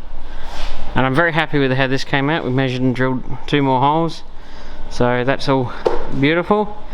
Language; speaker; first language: English; native; English